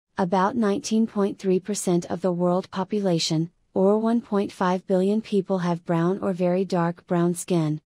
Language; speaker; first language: English; non-native, fluent; Finnish